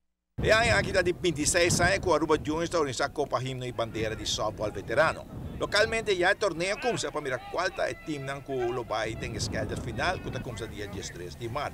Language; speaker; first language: Portuguese; non-native, learner; Papiamento